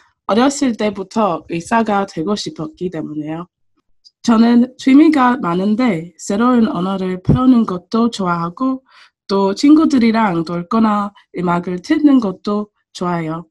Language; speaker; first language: Korean; non-native, learner; English